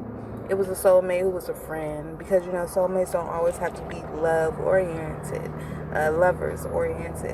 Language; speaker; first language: English; native; English